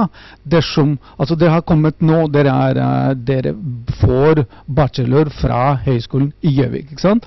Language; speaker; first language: Norwegian; non-native, fluent; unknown